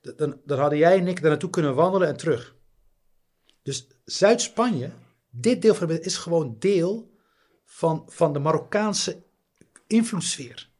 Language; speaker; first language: Dutch; early bilingual, other home language; Riffian